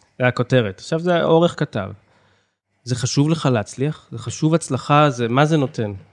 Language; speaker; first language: Hebrew; native; Hebrew